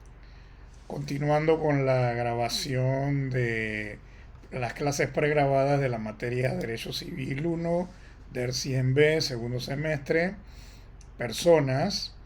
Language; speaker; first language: Spanish; native; Spanish